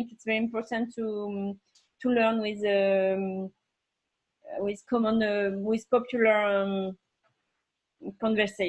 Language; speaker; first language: English; non-native, learner; French